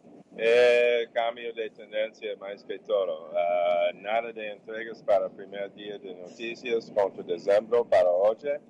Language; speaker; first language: Portuguese; non-native, fluent; English